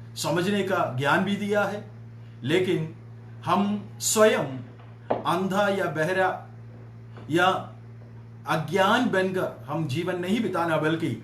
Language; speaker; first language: Hindi; non-native, local second language; Malayalam